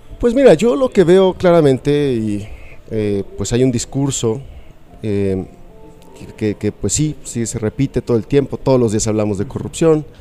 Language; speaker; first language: Spanish; native; Spanish